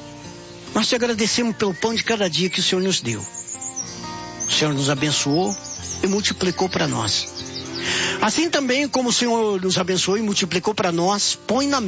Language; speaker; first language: Portuguese; native; Portuguese